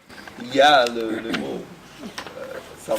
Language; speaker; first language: French; non-native, fluent; Portuguese